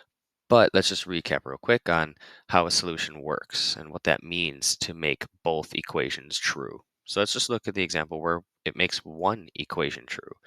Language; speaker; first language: English; native; English